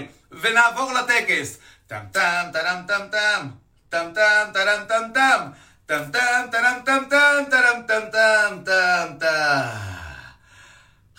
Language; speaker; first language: Hebrew; native; Hebrew